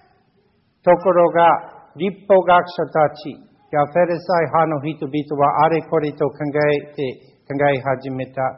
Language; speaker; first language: Japanese; non-native, fluent; English